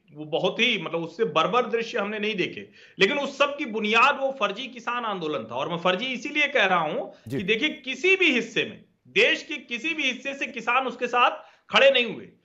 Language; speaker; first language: Hindi; native; Hindi